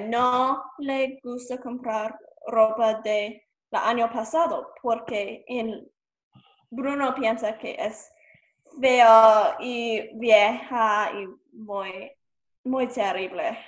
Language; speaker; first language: Spanish; non-native, learner; English